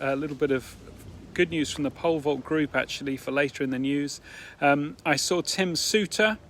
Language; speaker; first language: English; native; English